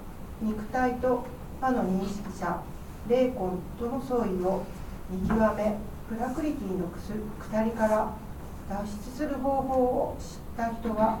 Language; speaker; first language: Japanese; native; Japanese